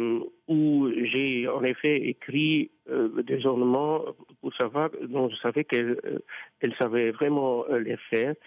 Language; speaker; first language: French; non-native, fluent; Dutch